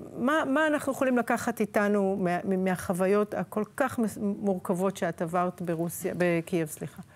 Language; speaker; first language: Hebrew; native; Hebrew